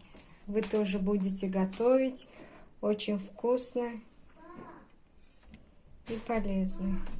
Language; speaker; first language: Russian; non-native, local second language; Tajik